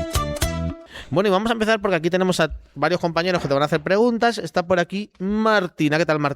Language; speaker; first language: Spanish; native; Spanish